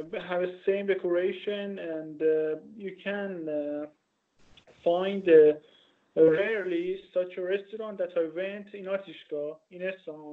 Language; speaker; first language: English; non-native, learner; Persian